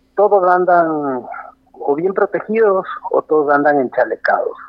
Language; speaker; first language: Spanish; native; Spanish